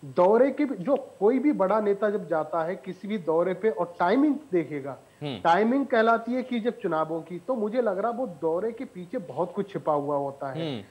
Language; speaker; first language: Hindi; native; Hindi